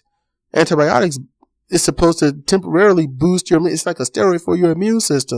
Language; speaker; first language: English; native; English